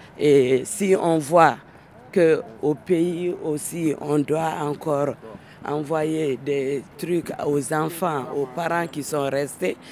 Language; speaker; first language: French; non-native, local second language; Bambara